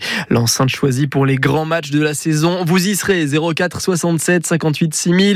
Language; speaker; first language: French; native; French